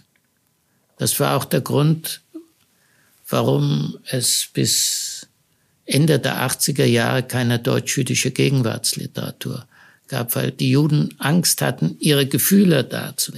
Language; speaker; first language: German; early bilingual, other home language; Hebrew